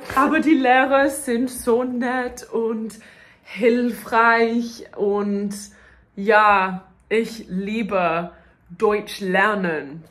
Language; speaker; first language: German; non-native, learner; English